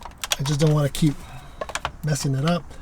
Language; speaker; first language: English; native; English